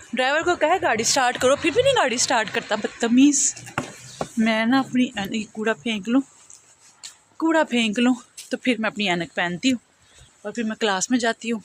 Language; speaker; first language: Urdu; native; Urdu